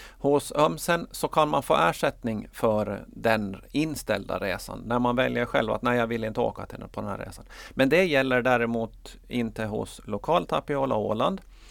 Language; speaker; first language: Swedish; native; Swedish